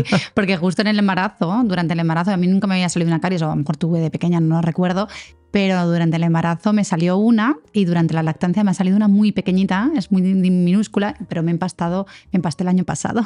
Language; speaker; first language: Spanish; native; Spanish